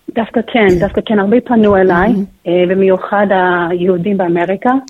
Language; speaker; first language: Hebrew; non-native, fluent; English